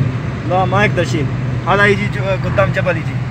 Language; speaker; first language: Arabic; non-native, learner; Urdu